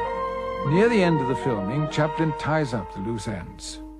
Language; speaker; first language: English; native; English